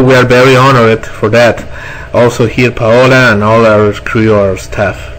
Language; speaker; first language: English; non-native, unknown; Spanish